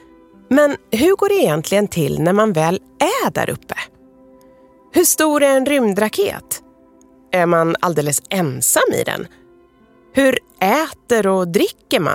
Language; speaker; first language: Swedish; native; Swedish